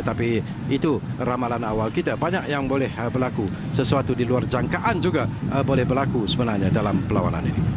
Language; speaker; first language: Malay; native; Malay